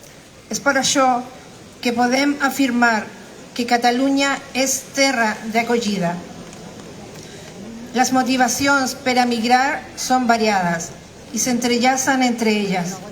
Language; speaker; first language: Catalan; non-native, fluent; Spanish